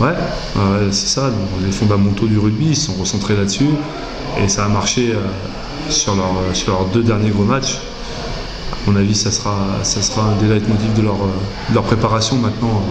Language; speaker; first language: French; native; French